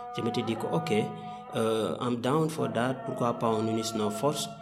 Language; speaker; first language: French; non-native, local second language; Wolof